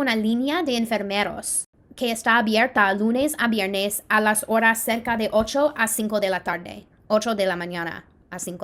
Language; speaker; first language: Spanish; non-native, fluent; English